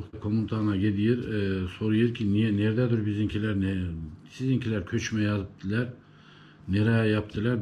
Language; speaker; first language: Turkish; early bilingual, heritage; Turkish